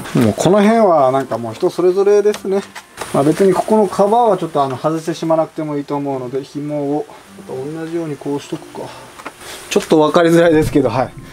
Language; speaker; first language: Japanese; native; Japanese